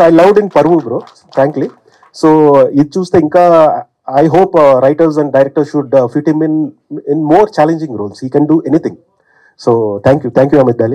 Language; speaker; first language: Telugu; native; Telugu